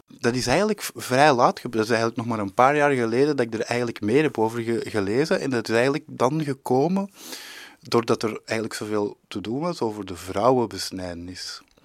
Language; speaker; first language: Dutch; native; Dutch